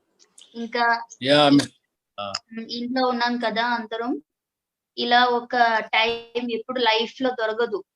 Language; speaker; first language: Telugu; non-native, learner; Malayalam